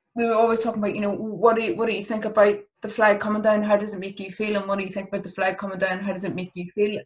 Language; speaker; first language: English; native; English